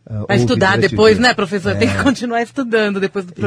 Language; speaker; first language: Portuguese; native; Portuguese